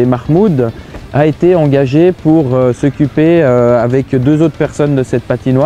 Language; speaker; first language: French; native; French